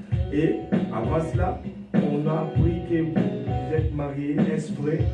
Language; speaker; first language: French; non-native, local second language; Lingala